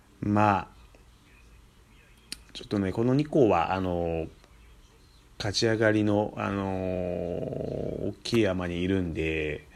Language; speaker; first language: Japanese; native; Japanese